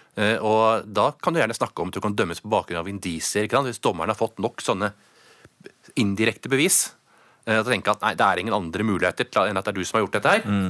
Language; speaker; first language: Norwegian; native; Norwegian